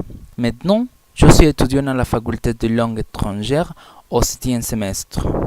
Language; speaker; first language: French; non-native, learner; Spanish